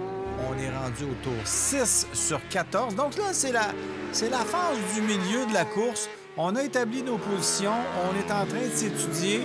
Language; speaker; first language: French; native; French